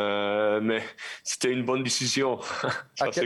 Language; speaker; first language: French; non-native, local second language; Dutch